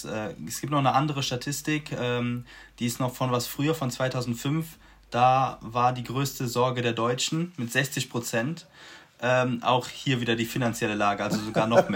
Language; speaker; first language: German; native; German